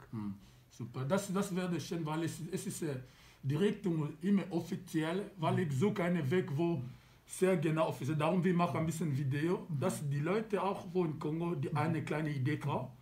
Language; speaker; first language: German; non-native, learner; Lingala